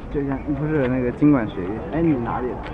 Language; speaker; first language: Chinese; native; Chinese